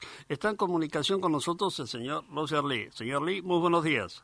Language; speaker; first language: Spanish; native; Spanish